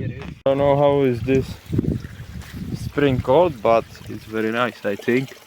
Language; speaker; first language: English; non-native, learner; Czech